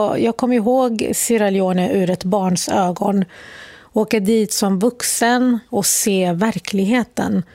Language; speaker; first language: Swedish; early bilingual, other home language; Arabic